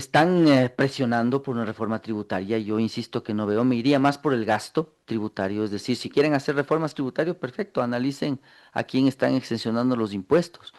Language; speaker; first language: Spanish; native; Spanish